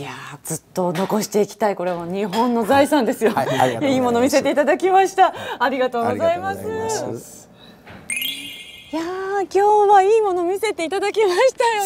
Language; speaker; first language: Japanese; native; Japanese